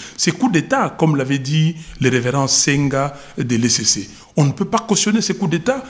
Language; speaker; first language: French; non-native, local second language; Lingala